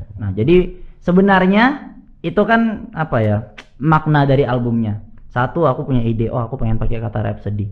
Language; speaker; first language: Indonesian; native; Indonesian